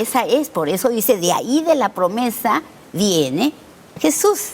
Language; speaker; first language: Spanish; native; Spanish